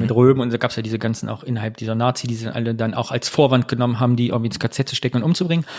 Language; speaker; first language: German; native; German